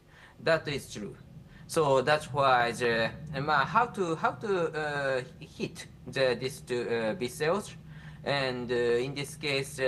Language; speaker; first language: English; non-native, fluent; Japanese